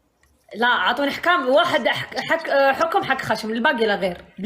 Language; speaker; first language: Arabic; native; Arabic